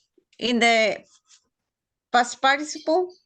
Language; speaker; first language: English; non-native, learner; Spanish